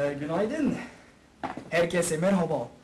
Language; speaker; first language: Turkish; non-native, learner; English